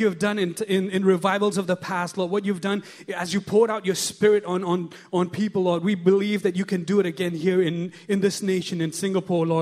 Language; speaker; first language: English; non-native, local second language; Khasi